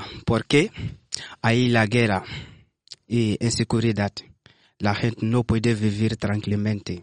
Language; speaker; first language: Spanish; non-native, learner; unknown